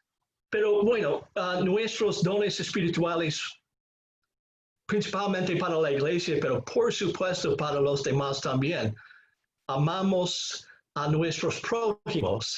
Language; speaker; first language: Spanish; non-native, fluent; English